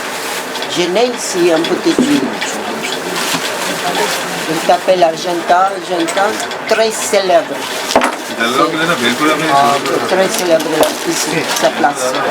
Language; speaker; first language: French; non-native, learner; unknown